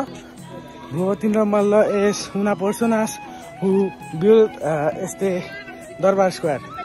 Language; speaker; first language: Spanish; non-native, learner; Nepali